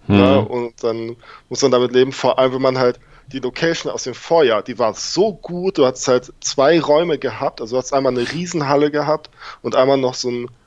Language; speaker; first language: German; native; German